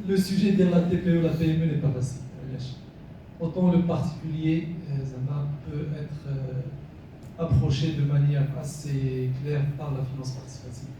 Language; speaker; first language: French; non-native, local second language; Arabic